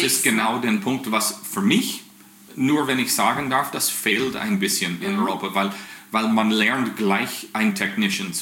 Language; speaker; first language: German; non-native, fluent; English